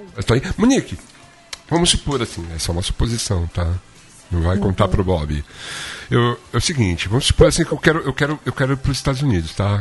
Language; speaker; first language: Portuguese; native; Portuguese